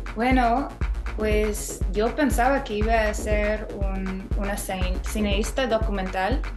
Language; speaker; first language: Spanish; non-native, fluent; English